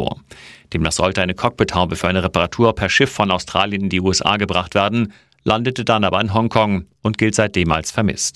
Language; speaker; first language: German; native; German